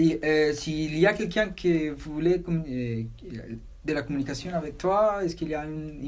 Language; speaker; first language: French; non-native, learner; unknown